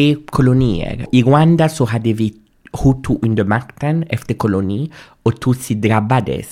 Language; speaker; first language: Swedish; non-native, fluent; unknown